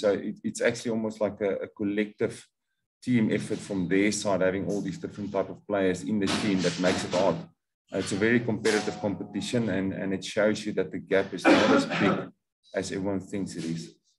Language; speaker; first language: English; non-native, local second language; Afrikaans